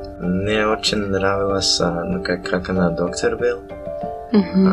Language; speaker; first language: Russian; early bilingual, heritage; Russian